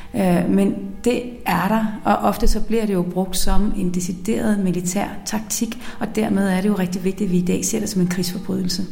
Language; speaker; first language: Danish; native; Danish